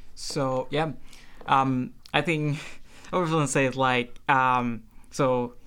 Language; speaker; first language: English; non-native, fluent; Vietnamese